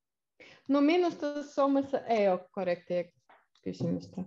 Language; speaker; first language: Finnish; non-native, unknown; Russian